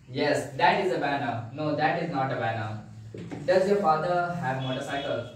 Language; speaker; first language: English; non-native, learner; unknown